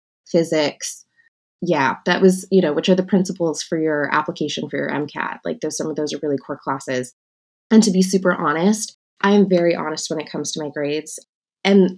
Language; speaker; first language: English; native; English